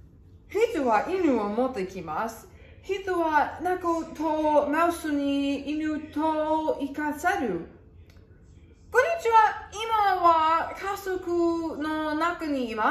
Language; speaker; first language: Japanese; non-native, learner; English